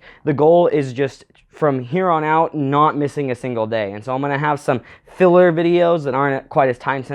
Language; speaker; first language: English; native; English